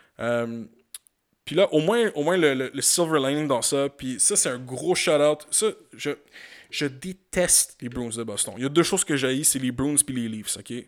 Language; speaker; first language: French; native; French